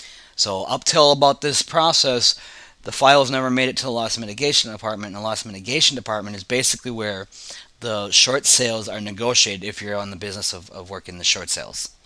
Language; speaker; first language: English; native; English